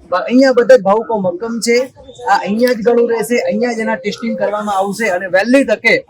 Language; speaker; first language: Gujarati; native; Gujarati